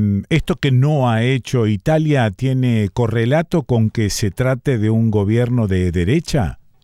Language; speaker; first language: Spanish; native; Spanish